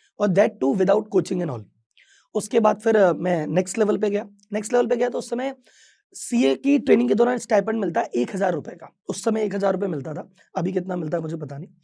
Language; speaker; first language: Hindi; native; Hindi